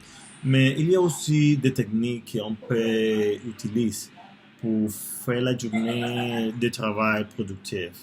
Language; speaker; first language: French; non-native, learner; Spanish